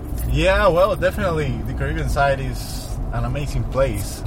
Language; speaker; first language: English; non-native, fluent; Spanish